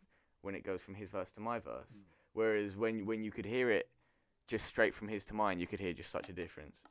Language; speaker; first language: English; native; English